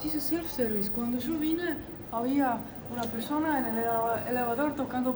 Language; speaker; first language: Spanish; non-native, fluent; Polish